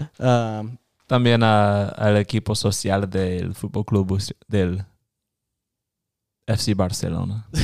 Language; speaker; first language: Spanish; non-native, fluent; English